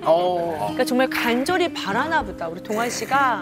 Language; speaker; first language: Korean; non-native, learner; Japanese